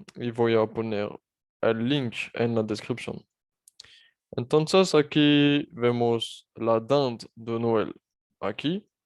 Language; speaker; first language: Spanish; non-native, fluent; French